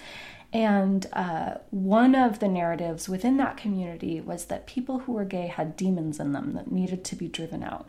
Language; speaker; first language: English; native; English